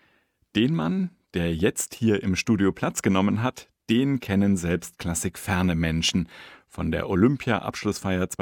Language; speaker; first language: German; native; German